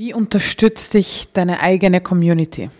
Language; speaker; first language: German; early bilingual, other home language; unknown